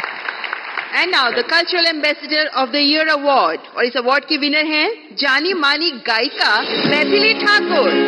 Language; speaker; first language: Hindi; native; Hindi